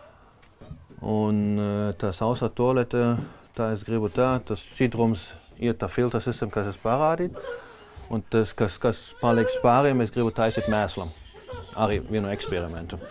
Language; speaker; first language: Latvian; non-native, learner; German